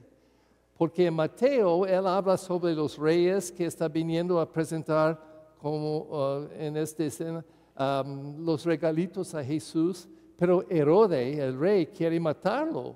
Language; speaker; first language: Spanish; non-native, fluent; English